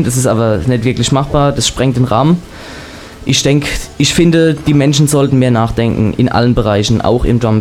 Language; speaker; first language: German; native; German